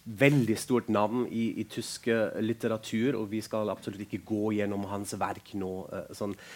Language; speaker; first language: Norwegian; non-native, fluent; German